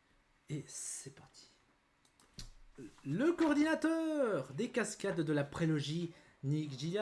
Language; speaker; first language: French; native; French